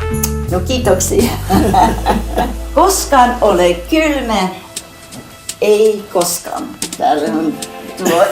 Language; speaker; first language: Finnish; early bilingual, heritage; English